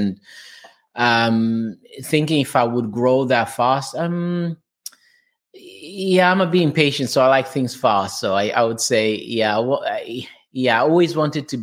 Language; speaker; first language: English; non-native, fluent; Portuguese